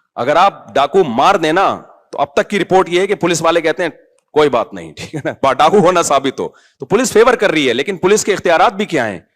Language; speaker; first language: Urdu; native; Urdu